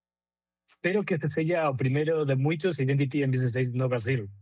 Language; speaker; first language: Portuguese; non-native, learner; Spanish